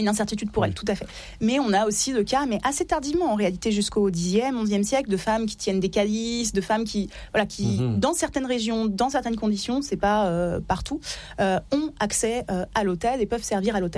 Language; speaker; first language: French; native; French